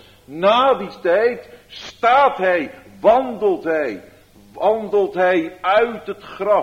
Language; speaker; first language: Dutch; native; Dutch